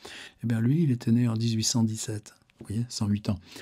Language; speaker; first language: French; native; French